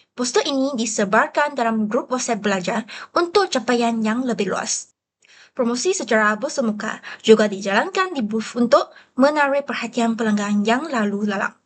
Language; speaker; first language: Malay; non-native, local second language; Chinese